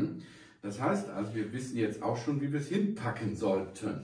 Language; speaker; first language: German; native; German